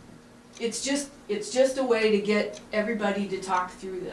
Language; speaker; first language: English; native; English